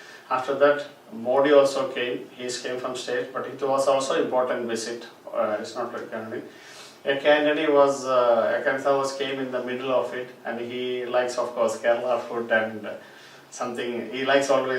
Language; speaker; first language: English; non-native, local second language; Malayalam